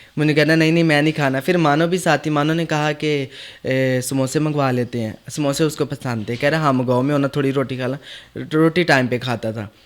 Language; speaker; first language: Urdu; non-native, local second language; Punjabi